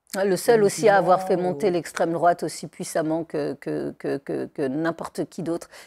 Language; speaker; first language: French; native; French